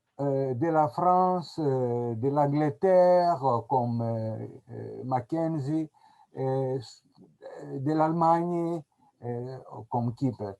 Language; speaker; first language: French; non-native, fluent; Greek